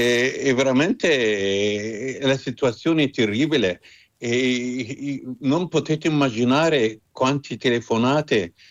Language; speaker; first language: Italian; non-native, fluent; Arabic